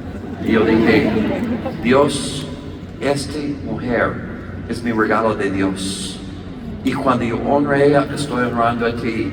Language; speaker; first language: Spanish; non-native, learner; English